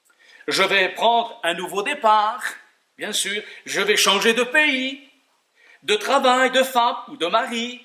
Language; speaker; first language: French; native; French